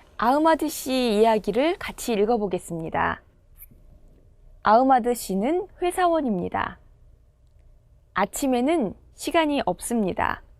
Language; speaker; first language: Korean; non-native, fluent; Indonesian